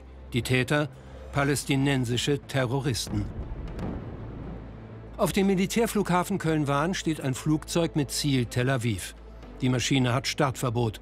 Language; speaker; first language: German; native; German